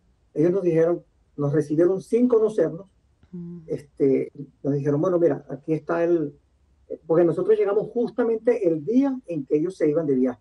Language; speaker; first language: Spanish; native; Spanish